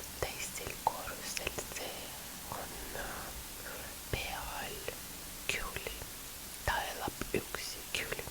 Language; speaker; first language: Estonian; non-native, learner; Russian